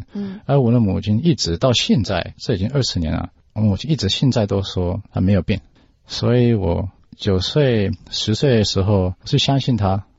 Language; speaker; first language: Chinese; early bilingual, heritage; Chinese